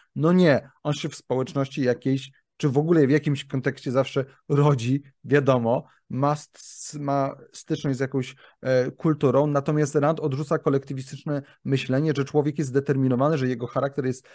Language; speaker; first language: Polish; native; Polish